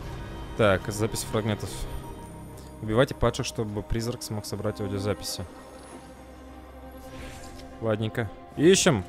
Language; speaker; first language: Russian; native; Russian